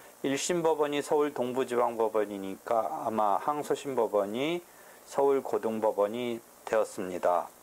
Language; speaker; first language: Korean; native; Korean